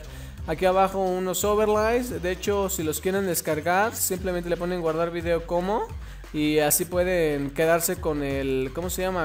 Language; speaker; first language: Spanish; native; Spanish